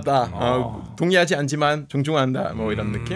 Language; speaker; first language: Korean; non-native, fluent; French